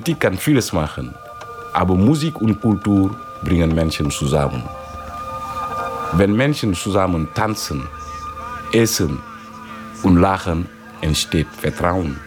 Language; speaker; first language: German; non-native, fluent; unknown